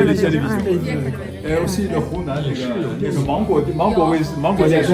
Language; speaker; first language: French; non-native, fluent; Chinese